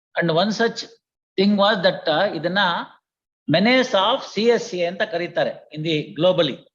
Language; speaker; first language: English; non-native, local second language; Kannada